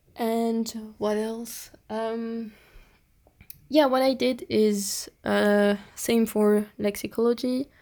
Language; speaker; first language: English; non-native, fluent; French